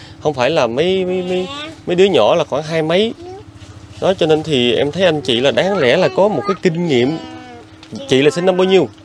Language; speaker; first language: Vietnamese; native; Vietnamese